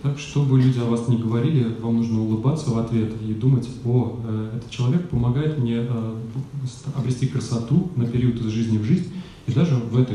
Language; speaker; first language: Russian; native; Russian